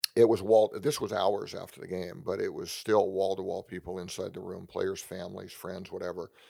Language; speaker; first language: English; native; English